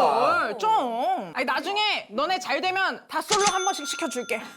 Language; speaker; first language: Korean; native; Korean